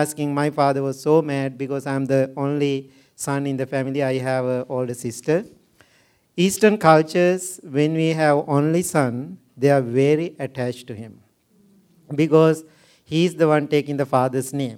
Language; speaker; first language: English; non-native, local second language; Sinhala